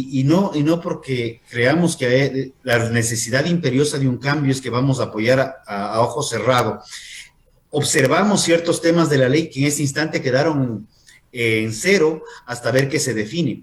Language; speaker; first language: Spanish; native; Spanish